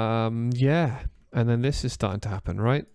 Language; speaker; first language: English; native; English